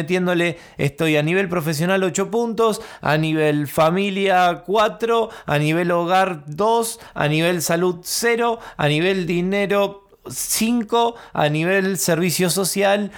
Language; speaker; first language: Spanish; native; Spanish